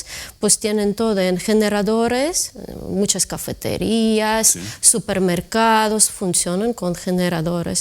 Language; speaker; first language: Spanish; non-native, fluent; Ukrainian